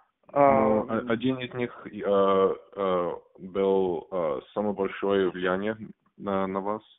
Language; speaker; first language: Russian; non-native, learner; English